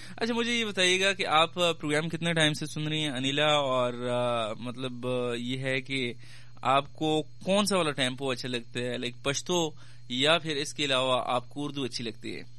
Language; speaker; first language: Urdu; non-native, local second language; Pashto